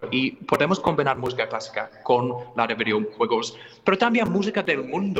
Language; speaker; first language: Spanish; non-native, fluent; English